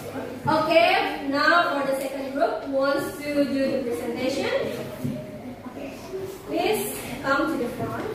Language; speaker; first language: English; non-native, fluent; Indonesian